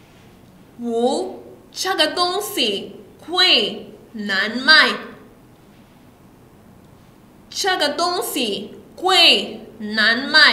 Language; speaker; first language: Chinese; non-native, fluent; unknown